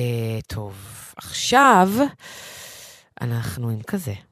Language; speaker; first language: Hebrew; native; Hebrew